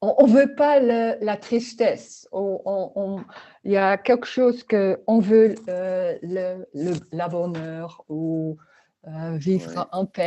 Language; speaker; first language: French; non-native, learner; Dutch